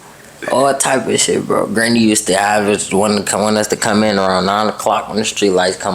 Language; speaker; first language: English; native; English